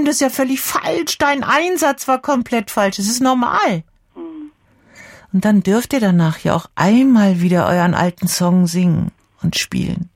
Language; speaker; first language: German; native; German